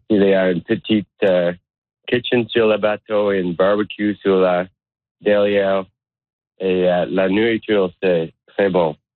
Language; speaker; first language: French; non-native, learner; English